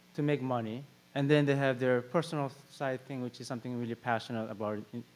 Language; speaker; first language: English; non-native, fluent; Korean